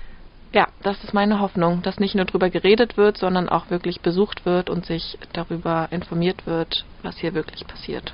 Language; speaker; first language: German; native; German